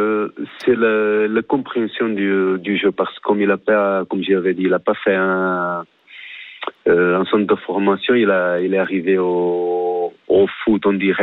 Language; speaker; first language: French; non-native, fluent; Portuguese